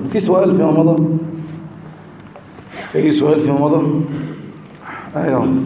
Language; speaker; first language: Arabic; native; Arabic